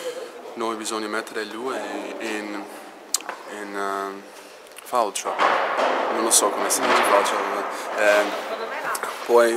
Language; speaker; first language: Italian; non-native, learner; English